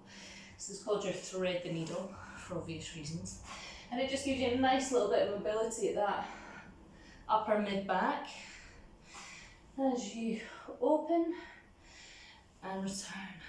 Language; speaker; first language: English; native; English